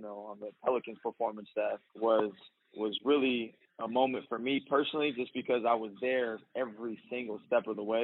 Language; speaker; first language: English; native; English